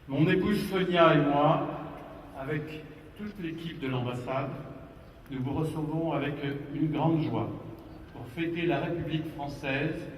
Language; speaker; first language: French; native; French